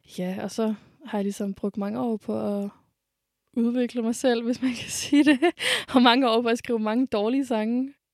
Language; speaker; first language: Danish; early bilingual, other home language; French